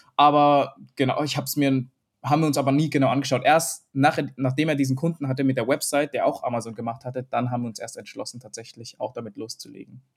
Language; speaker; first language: German; early bilingual, other home language; Vietnamese